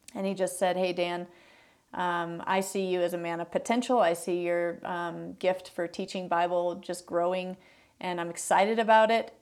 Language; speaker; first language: English; native; English